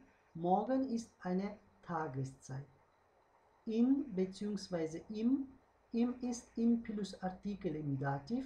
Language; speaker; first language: German; non-native, fluent; Uzbek